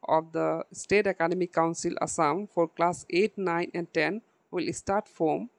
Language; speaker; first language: English; non-native, local second language; Assamese